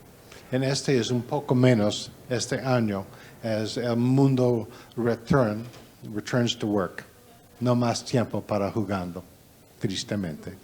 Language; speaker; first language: Spanish; non-native, learner; English